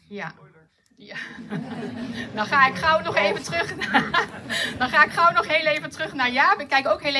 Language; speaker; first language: Dutch; native; Dutch